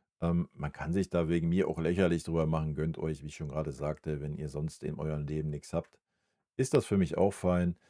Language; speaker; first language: German; native; German